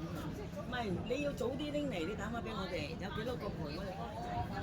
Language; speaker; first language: Cantonese; native; Cantonese